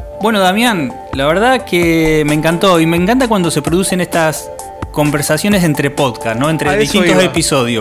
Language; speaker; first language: Spanish; native; Spanish